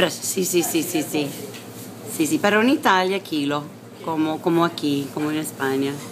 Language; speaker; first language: Spanish; non-native, learner; English